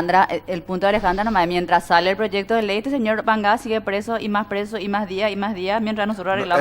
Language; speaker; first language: Spanish; native; Spanish